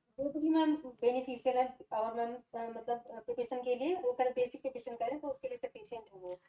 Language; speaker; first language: Hindi; native; Hindi